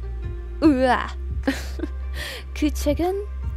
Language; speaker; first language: Korean; non-native, learner; English